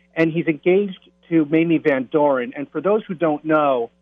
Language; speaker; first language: English; native; English